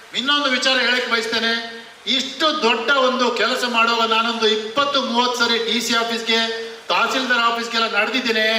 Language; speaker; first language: Kannada; non-native, local second language; Kodava